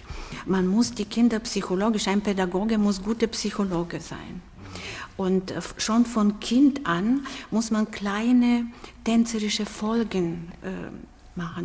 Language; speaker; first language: German; non-native, fluent; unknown